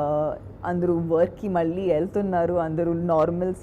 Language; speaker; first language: Telugu; non-native, fluent; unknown